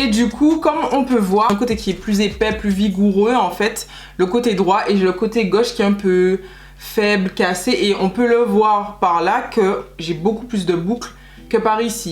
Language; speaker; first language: French; native; French